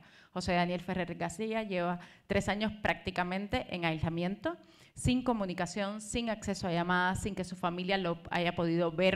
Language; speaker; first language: Spanish; native; Spanish